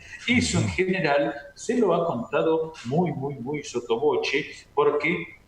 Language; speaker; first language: Spanish; native; Spanish